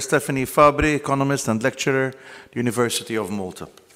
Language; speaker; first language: English; non-native, local second language; Maltese